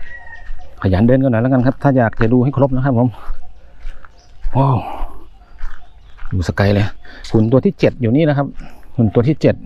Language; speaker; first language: Thai; native; Thai